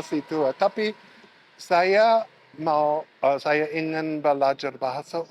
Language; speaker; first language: Indonesian; non-native, learner; English